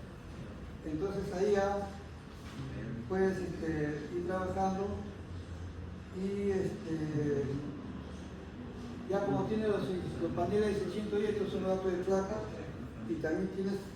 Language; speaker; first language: Spanish; native; Spanish